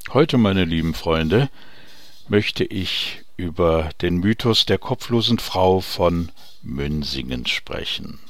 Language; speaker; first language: German; native; German